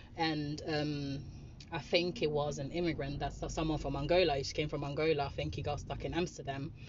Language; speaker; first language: English; non-native, fluent; Dutch